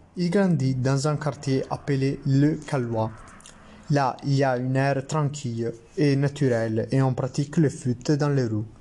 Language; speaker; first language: French; non-native, learner; Italian